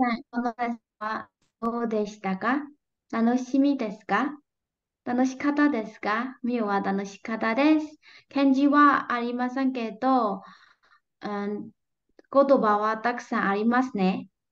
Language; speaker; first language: Japanese; non-native, learner; Burmese